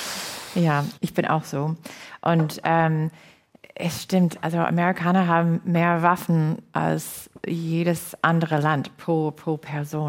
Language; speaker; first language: German; non-native, fluent; English